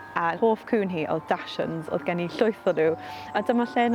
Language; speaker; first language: Welsh; native; Welsh